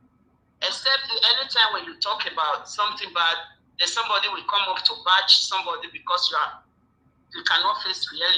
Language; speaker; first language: English; non-native, local second language; Bini